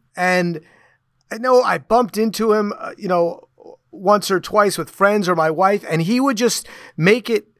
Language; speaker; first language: English; native; English